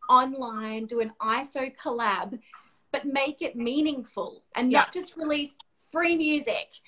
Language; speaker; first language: English; native; English